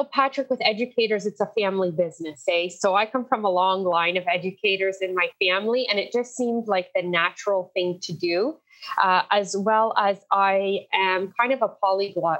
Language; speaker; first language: English; native; English